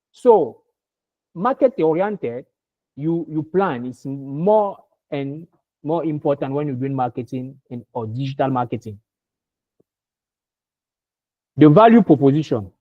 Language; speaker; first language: English; non-native, learner; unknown